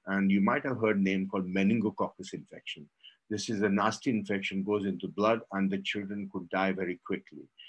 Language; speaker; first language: English; non-native, local second language; Marathi